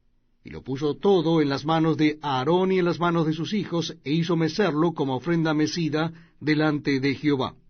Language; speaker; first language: Spanish; native; Spanish